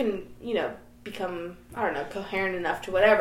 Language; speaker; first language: English; native; English